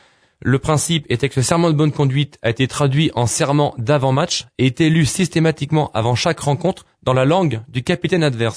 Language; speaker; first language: French; native; French